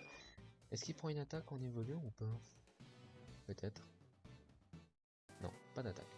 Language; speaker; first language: French; native; French